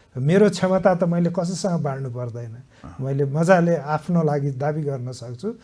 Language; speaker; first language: Nepali; native; Nepali